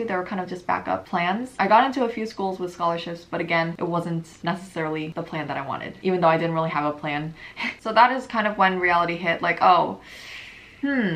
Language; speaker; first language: English; native; English